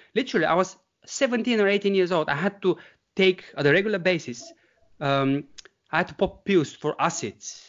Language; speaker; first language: English; non-native, fluent; Bulgarian